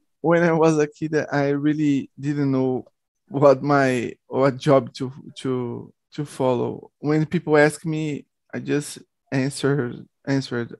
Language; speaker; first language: English; non-native, learner; Portuguese